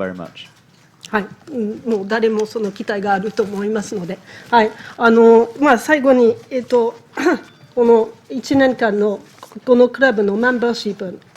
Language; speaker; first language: Japanese; non-native, fluent; French